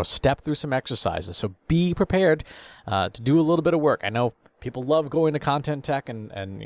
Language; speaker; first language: English; native; English